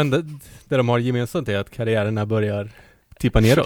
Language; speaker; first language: Swedish; native; Swedish